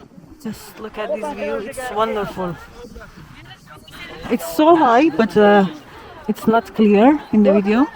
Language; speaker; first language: English; non-native, learner; Kurdish